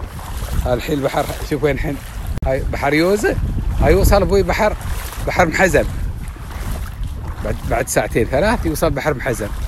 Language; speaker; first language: Arabic; native; Arabic